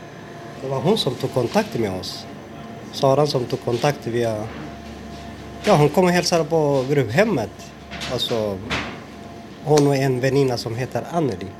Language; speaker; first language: Swedish; non-native, fluent; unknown